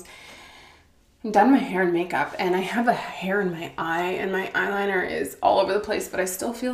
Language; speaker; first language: English; native; English